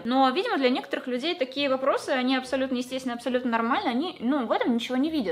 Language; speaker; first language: Russian; native; Russian